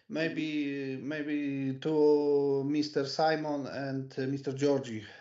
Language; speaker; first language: English; non-native, learner; Polish